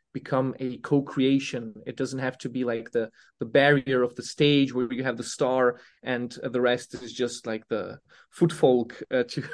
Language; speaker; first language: English; non-native, fluent; Serbian